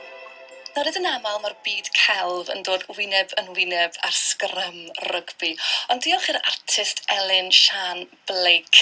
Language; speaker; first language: Welsh; native; Welsh